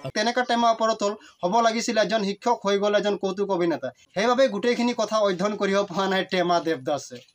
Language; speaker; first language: Assamese; non-native, local second language; Sadri